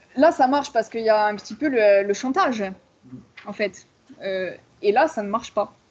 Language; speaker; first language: French; native; French